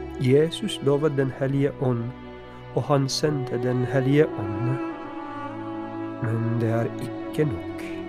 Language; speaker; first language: Norwegian; non-native, fluent; Polish